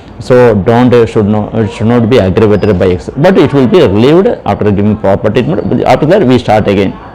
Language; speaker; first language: English; non-native, local second language; Malayalam